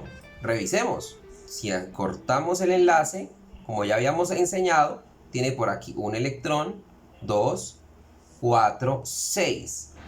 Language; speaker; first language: Spanish; native; Spanish